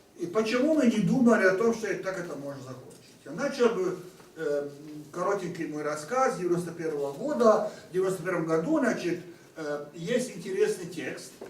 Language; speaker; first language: Russian; non-native, fluent; Hungarian